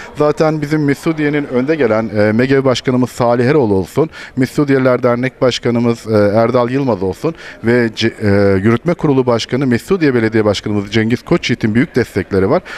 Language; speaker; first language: Turkish; native; Turkish